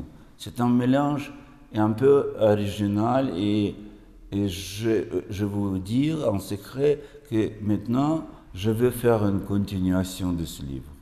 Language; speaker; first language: French; non-native, fluent; Russian